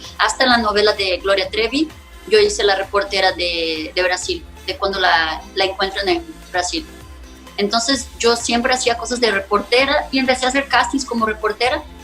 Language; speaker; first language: Spanish; non-native, fluent; Portuguese